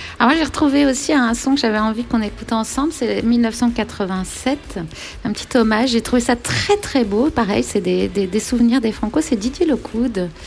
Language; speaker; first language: French; native; French